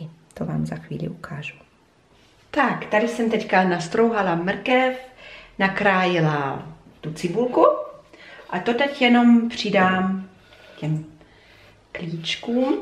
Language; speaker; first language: Czech; non-native, fluent; German